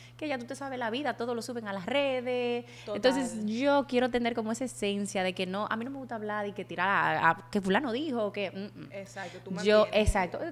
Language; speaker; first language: Spanish; native; Spanish